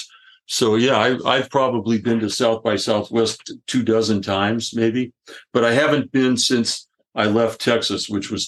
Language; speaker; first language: English; native; English